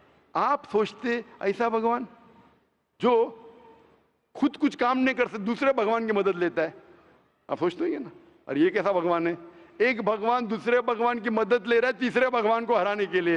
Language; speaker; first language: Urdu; non-native, local second language; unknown